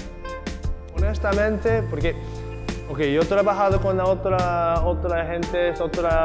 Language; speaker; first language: Spanish; non-native, learner; Japanese